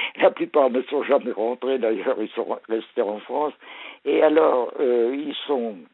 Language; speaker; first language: French; early bilingual, other home language; Polish